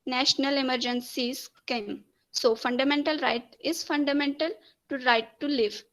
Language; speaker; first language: English; non-native, local second language; Marathi